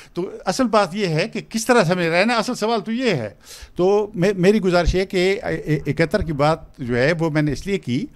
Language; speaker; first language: Urdu; non-native, local second language; Pashto